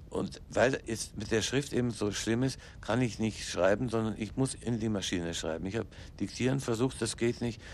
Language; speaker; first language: German; non-native, local second language; English